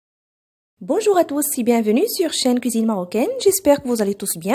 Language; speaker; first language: French; non-native, local second language; Arabic